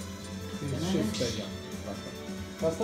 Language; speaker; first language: German; early bilingual, other home language; Vietnamese